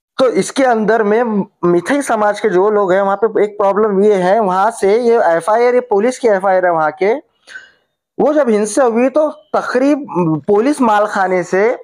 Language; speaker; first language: Hindi; native; Hindi